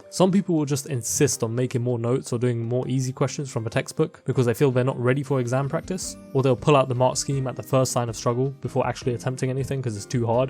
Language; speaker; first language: English; native; English